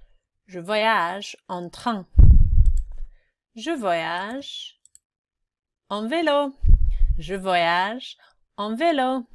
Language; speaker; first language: French; non-native, fluent; English